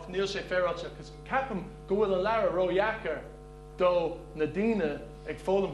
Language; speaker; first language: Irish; non-native, learner; English